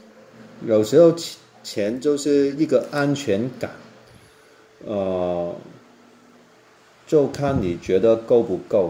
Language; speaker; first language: Chinese; non-native, local second language; Cantonese